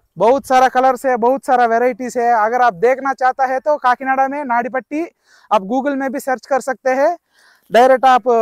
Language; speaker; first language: Hindi; non-native, local second language; Telugu